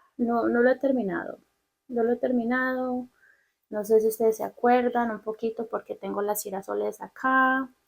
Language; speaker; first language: Spanish; early bilingual, heritage; Spanish